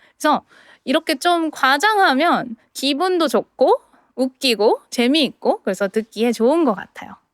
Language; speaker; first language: Korean; native; Korean